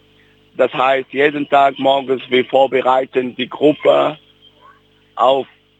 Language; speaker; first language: German; non-native, fluent; Arabic